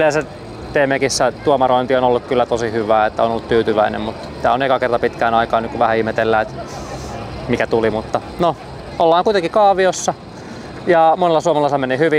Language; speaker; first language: Finnish; native; Finnish